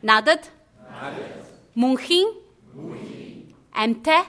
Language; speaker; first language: English; non-native, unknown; Mongolian